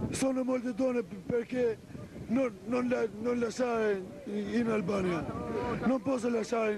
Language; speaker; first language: Italian; non-native, learner; Albanian